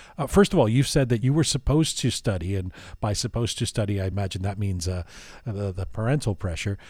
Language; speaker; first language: English; early bilingual, other home language; Persian